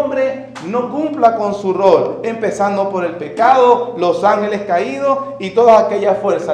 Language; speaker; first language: Spanish; native; Spanish